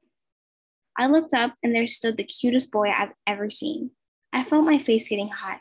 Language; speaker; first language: English; non-native, fluent; Spanish